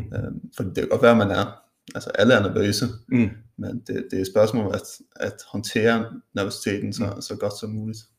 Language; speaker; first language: Danish; non-native, local second language; Faroese